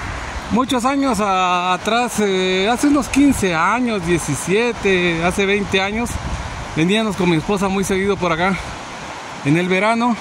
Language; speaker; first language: Spanish; native; Spanish